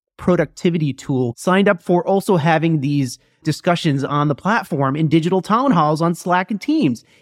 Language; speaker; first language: English; native; English